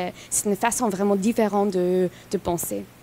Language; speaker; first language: French; non-native, fluent; English